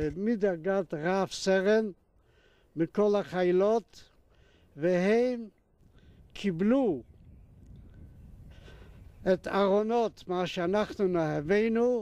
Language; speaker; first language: Hebrew; non-native, fluent; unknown